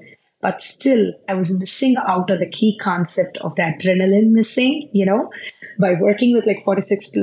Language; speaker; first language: English; non-native, local second language; Tamil